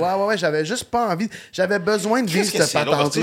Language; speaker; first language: French; native; French